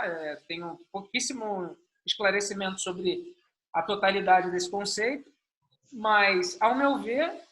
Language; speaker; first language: Portuguese; native; Portuguese